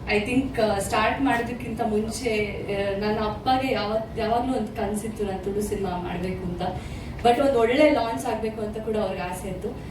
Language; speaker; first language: Kannada; non-native, local second language; Tulu